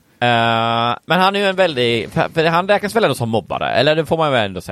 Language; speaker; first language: Swedish; native; Swedish